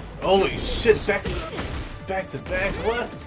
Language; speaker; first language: English; native; English